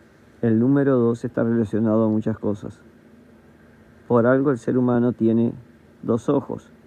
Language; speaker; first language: Spanish; native; Spanish